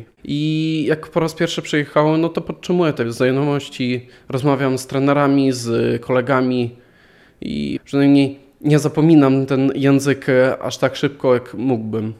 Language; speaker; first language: Polish; non-native, local second language; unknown